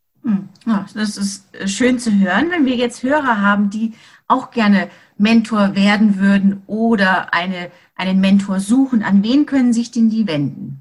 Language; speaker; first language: German; native; German